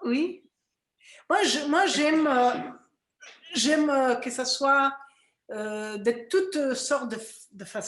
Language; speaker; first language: French; non-native, fluent; Spanish